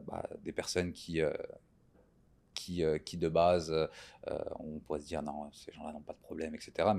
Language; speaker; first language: French; native; French